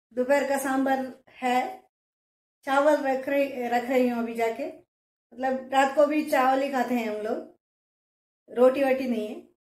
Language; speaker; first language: Hindi; non-native, local second language; Kannada